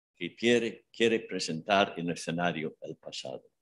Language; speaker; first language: Spanish; non-native, fluent; English